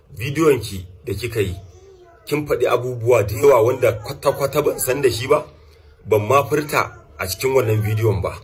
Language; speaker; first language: Hausa; non-native, local second language; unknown